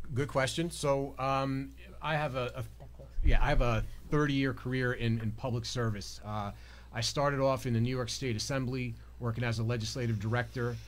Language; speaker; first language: English; native; English